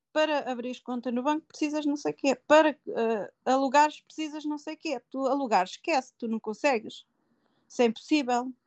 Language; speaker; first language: Portuguese; native; Portuguese